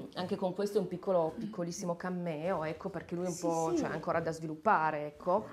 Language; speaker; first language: Italian; native; Italian